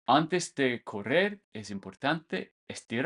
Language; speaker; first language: Spanish; non-native, fluent; English